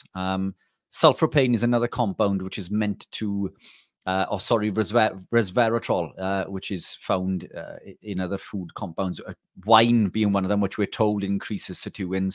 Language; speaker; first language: English; native; English